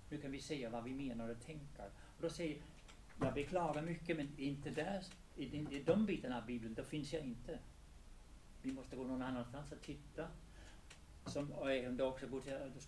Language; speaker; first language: Swedish; non-native, fluent; Danish